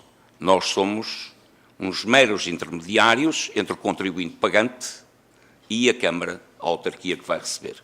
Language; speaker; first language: Portuguese; native; Portuguese